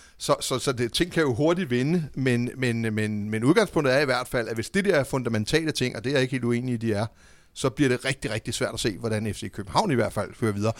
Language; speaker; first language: Danish; native; Danish